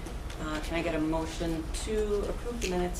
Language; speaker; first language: English; native; English